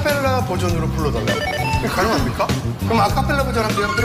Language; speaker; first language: Korean; native; Korean